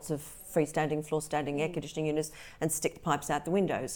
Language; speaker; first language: English; native; English